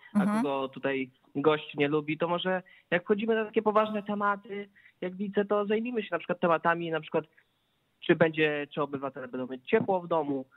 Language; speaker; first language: Polish; native; Polish